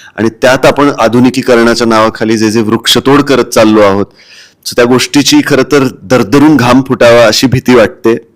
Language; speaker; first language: Marathi; native; Marathi